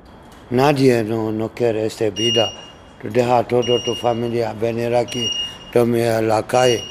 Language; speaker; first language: Spanish; non-native, learner; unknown